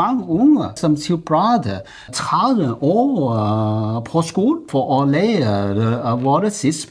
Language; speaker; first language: Danish; non-native, learner; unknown